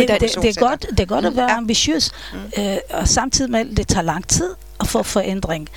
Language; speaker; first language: Danish; non-native, fluent; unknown